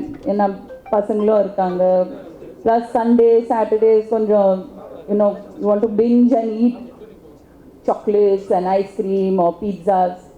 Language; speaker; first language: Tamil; non-native, local second language; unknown